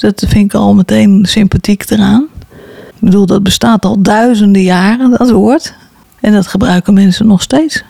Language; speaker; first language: Dutch; native; Dutch